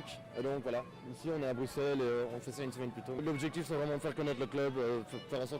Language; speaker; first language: French; native; French